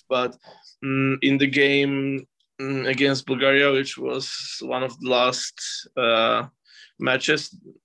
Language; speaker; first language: English; non-native, fluent; Slovak